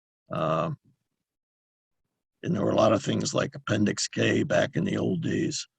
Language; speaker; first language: English; native; English